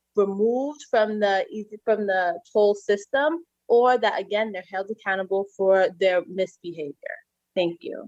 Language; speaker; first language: English; native; English